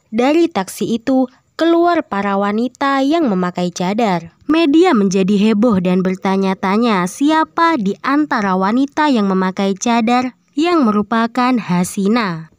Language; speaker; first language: Indonesian; native; Indonesian